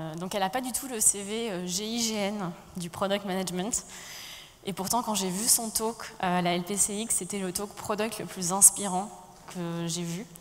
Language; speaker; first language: French; native; French